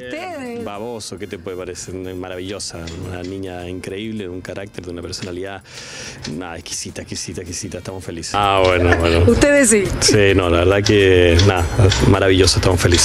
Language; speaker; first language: Spanish; native; Spanish